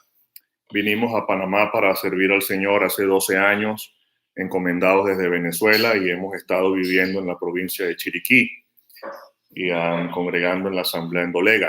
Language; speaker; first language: Spanish; native; Spanish